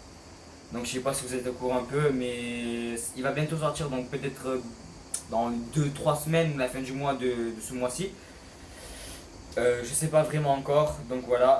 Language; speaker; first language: French; native; French